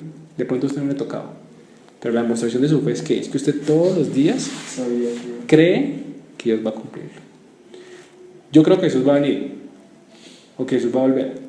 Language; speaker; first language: Spanish; native; Spanish